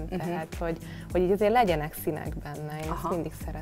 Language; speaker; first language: Hungarian; native; Hungarian